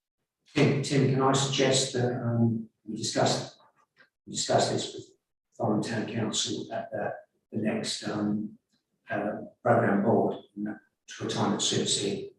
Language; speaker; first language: English; native; English